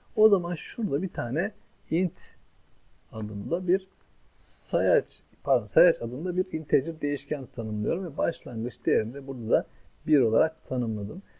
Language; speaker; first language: Turkish; native; Turkish